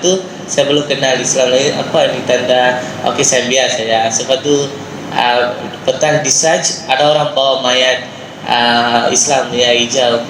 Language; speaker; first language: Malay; non-native, local second language; Tamil